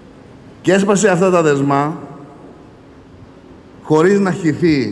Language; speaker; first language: Greek; native; Greek